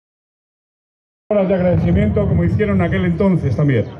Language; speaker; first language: Spanish; native; Spanish